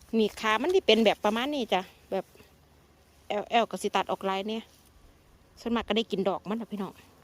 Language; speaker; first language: Thai; native; Thai